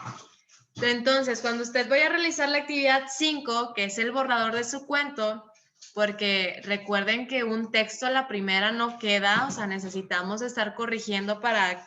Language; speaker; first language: Spanish; native; Spanish